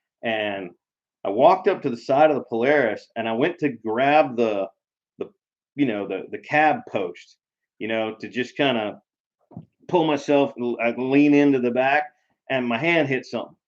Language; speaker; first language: English; native; English